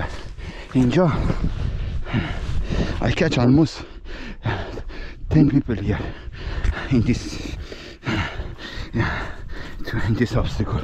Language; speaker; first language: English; non-native, learner; Persian